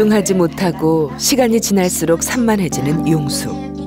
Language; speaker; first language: Korean; native; Korean